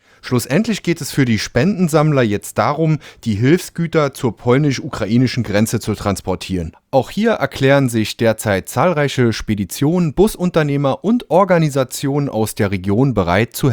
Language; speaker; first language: German; native; German